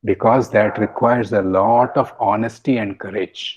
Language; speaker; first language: English; non-native, local second language; Kannada